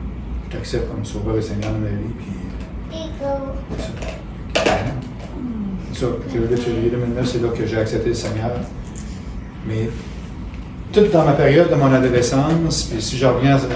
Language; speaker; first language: French; native; French